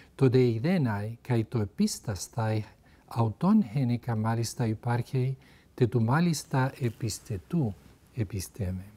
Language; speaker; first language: Greek; non-native, fluent; Spanish